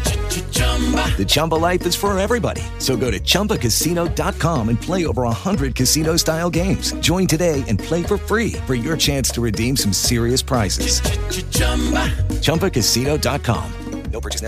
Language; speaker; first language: English; native; English